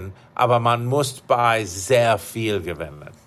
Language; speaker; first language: German; non-native, fluent; English